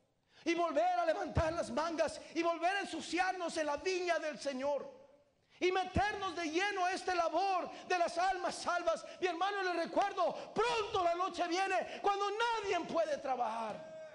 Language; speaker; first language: Spanish; native; Spanish